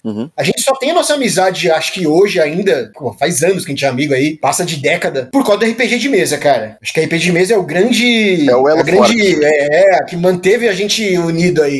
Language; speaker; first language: Portuguese; native; Portuguese